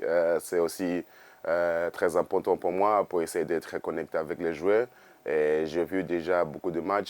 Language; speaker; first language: French; non-native, fluent; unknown